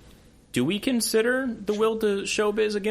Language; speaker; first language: English; native; English